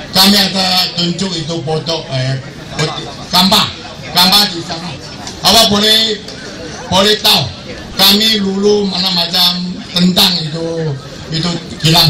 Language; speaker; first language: Indonesian; non-native, local second language; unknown